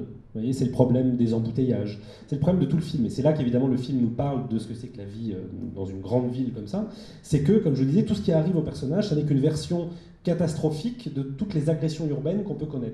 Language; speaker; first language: French; native; French